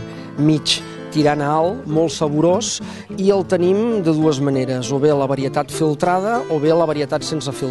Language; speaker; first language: Catalan; native; Catalan